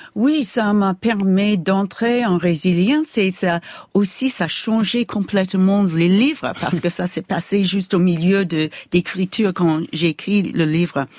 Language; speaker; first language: French; non-native, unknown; English